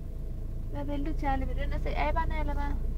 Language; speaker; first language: Danish; native; Danish